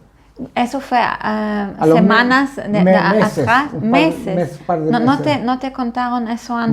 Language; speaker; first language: Spanish; non-native, fluent; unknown